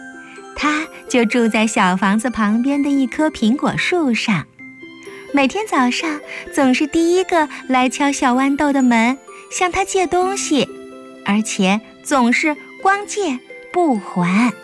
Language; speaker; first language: Chinese; native; Chinese